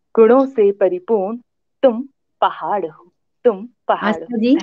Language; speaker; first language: Hindi; native; Hindi